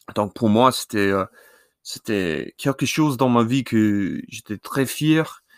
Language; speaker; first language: French; non-native, learner; English